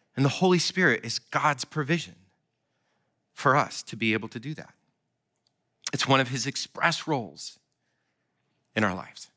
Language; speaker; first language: English; native; English